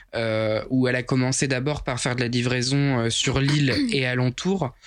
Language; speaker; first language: French; native; French